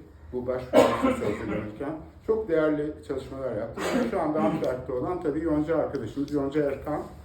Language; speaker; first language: Turkish; native; Turkish